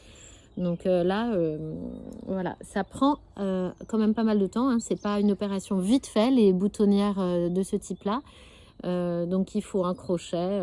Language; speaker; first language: French; native; French